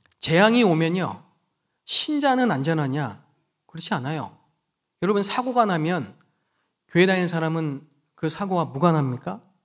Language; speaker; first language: Korean; native; Korean